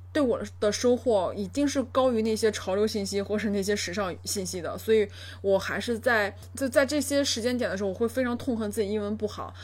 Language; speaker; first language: Chinese; native; Chinese